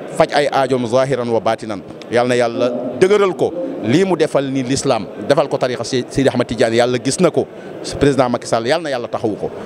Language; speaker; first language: Wolof; non-native, local second language; Fula